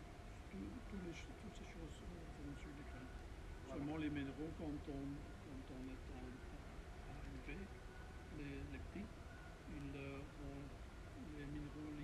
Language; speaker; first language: French; non-native, fluent; Dutch